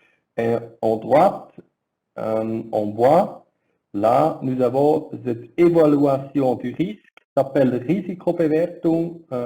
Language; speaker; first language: French; non-native, learner; German